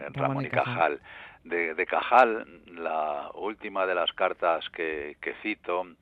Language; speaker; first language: Spanish; native; Spanish